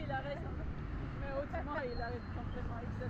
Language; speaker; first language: French; non-native, fluent; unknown